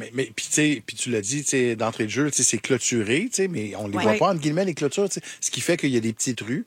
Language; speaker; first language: French; native; French